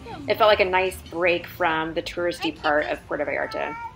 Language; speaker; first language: English; native; English